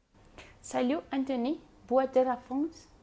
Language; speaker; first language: French; non-native, learner; Spanish